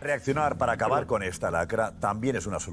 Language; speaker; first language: Spanish; native; Spanish